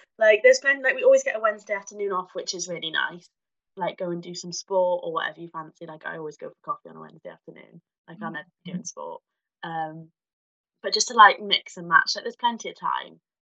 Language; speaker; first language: English; native; English